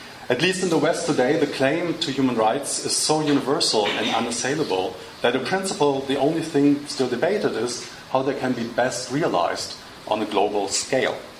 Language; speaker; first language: English; non-native, fluent; German